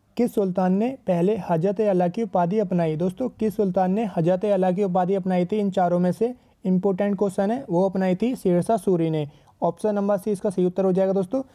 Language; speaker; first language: Hindi; native; Hindi